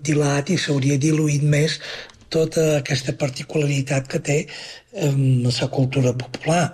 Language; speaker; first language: Catalan; native; Catalan